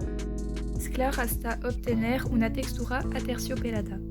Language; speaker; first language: Spanish; non-native, learner; French